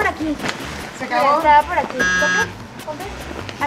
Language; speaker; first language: Spanish; native; Spanish